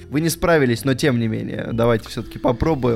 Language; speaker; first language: Russian; native; Russian